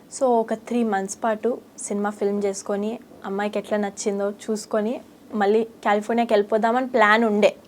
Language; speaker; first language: Telugu; early bilingual, heritage; Telugu